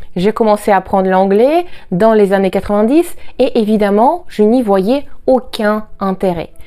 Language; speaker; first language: French; non-native, fluent; Russian